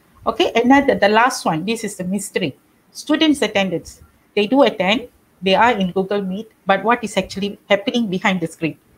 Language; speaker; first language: English; non-native, local second language; Tamil